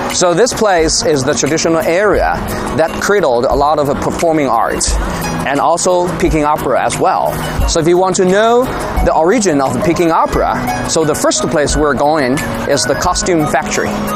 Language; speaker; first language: English; non-native, fluent; Chinese